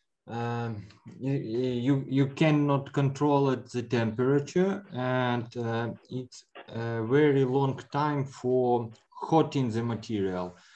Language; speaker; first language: English; non-native, learner; Ukrainian